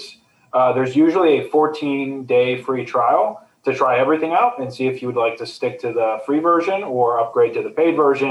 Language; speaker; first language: English; native; English